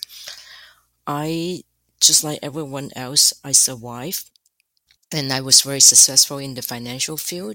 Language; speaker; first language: English; non-native, fluent; Chinese